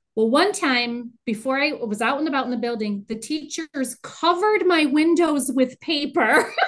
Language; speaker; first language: English; native; English